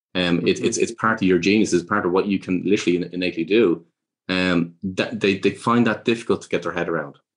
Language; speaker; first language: English; native; English